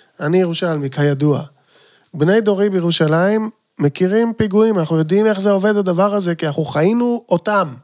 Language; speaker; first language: Hebrew; native; Hebrew